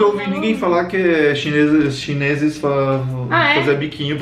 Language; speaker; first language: Portuguese; non-native, fluent; French